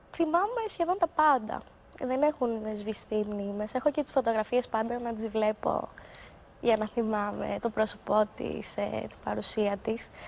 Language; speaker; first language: Greek; native; Greek